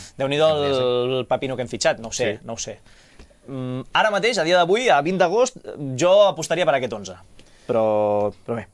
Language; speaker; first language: Catalan; native; Catalan